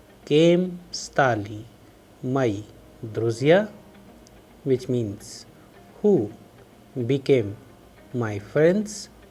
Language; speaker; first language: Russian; non-native, fluent; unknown